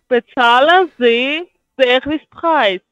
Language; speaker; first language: German; non-native, learner; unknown